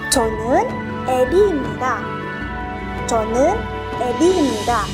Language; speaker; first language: Korean; non-native, fluent; Indonesian